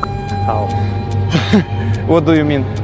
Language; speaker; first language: English; non-native, learner; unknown